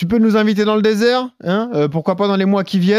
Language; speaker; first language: French; native; French